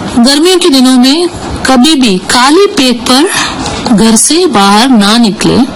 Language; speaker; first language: Hindi; native; Hindi